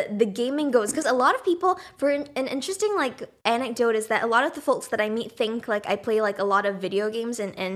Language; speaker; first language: English; native; English